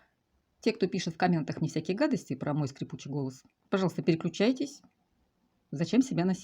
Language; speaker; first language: Russian; native; Russian